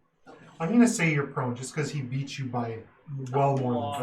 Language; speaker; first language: English; native; English